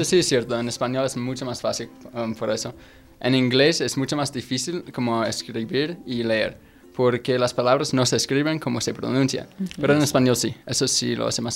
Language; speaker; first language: Spanish; non-native, fluent; English